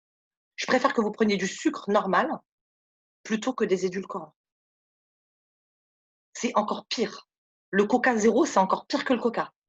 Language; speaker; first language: French; native; French